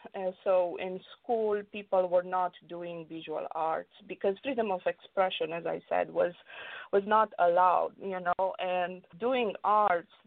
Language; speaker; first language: English; non-native, fluent; Romanian